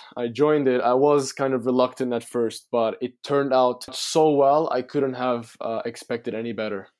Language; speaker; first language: English; non-native, fluent; Turkish